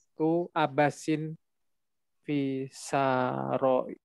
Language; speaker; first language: Arabic; non-native, learner; Indonesian